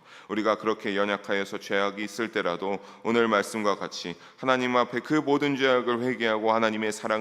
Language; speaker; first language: Korean; native; Korean